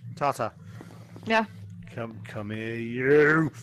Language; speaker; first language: English; non-native, fluent; Polish